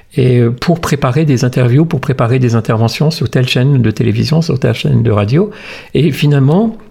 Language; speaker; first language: French; native; French